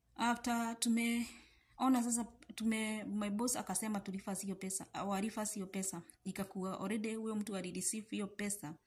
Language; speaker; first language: Swahili; native; Swahili